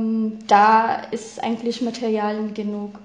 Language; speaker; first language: German; non-native, fluent; Filipino